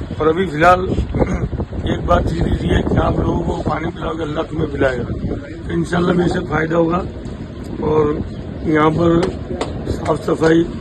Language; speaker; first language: Urdu; non-native, local second language; Gujarati